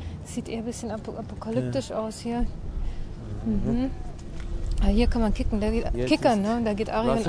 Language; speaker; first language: German; native; German